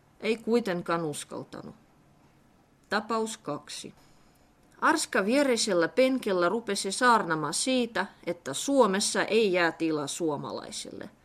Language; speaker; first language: Finnish; non-native, fluent; Russian